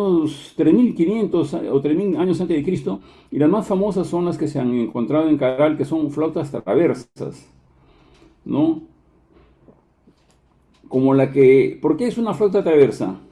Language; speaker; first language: Spanish; native; Spanish